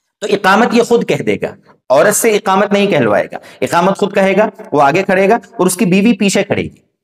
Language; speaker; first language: Hindi; native; Hindi